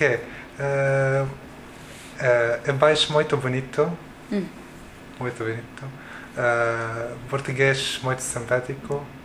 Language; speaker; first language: Portuguese; non-native, learner; Arabic